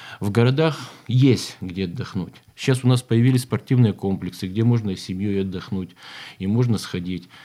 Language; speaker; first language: Russian; native; Russian